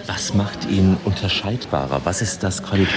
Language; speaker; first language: German; native; German